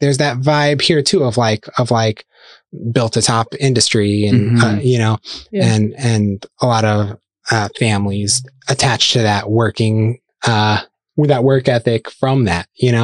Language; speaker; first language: English; native; English